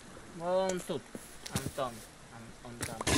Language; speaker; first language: Russian; non-native, learner; English